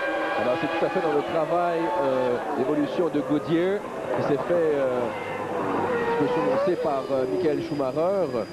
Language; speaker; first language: French; native; French